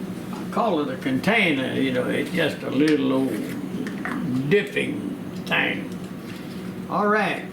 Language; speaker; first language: English; native; English